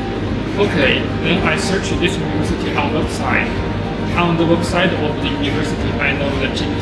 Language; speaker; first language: English; non-native, learner; Chinese